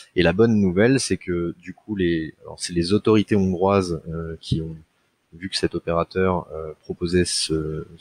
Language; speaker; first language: French; native; French